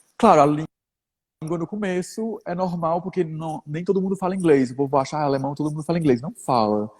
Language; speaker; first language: Portuguese; native; Portuguese